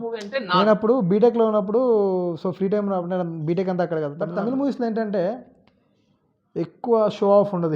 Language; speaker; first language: Telugu; native; Telugu